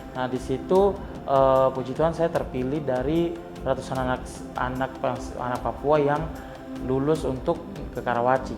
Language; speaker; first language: Indonesian; native; Indonesian